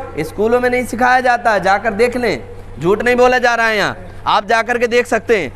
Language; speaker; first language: Urdu; native; Urdu